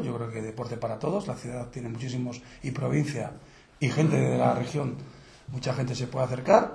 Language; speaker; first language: Spanish; native; Spanish